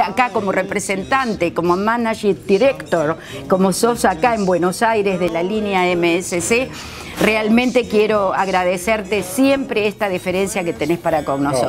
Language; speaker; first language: Spanish; native; Spanish